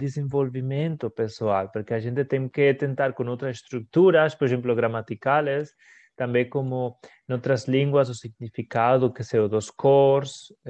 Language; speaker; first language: Portuguese; non-native, fluent; Spanish